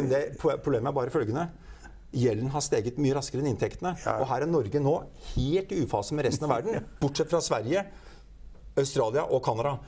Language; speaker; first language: Norwegian; native; Norwegian